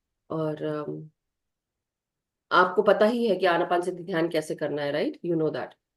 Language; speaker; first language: Hindi; native; Hindi